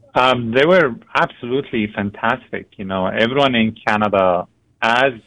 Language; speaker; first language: English; non-native, fluent; Arabic